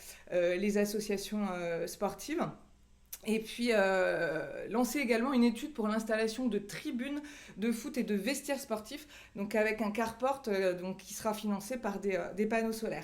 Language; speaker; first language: French; native; French